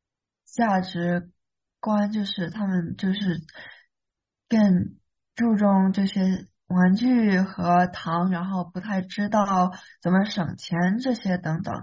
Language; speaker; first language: Chinese; early bilingual, heritage; Chinese